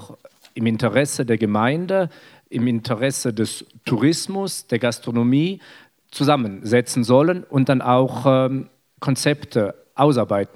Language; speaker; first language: German; native; German